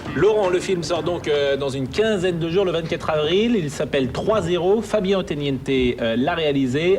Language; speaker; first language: French; native; French